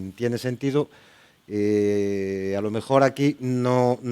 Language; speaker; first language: Spanish; non-native, local second language; Galician